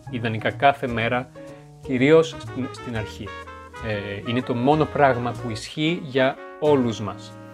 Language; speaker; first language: Greek; non-native, fluent; French